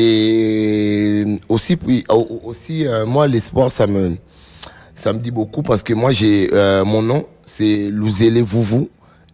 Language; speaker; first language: French; non-native, local second language; Lingala